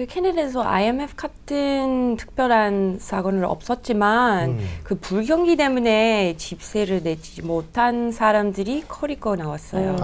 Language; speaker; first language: Korean; non-native, learner; English